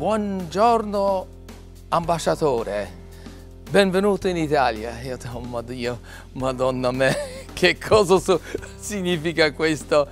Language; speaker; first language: Italian; non-native, learner; English